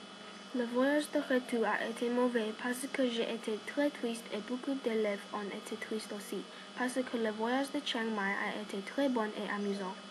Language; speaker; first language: French; non-native, learner; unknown